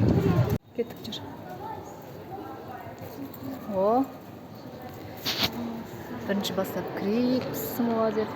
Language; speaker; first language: Kazakh; native; Kazakh